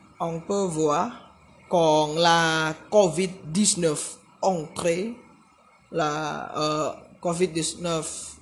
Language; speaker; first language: French; non-native, learner; Indonesian